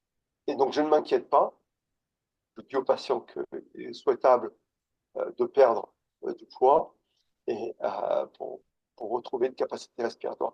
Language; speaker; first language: French; native; French